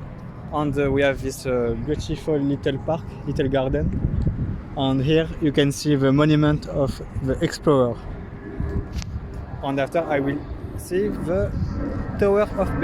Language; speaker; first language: English; non-native, learner; French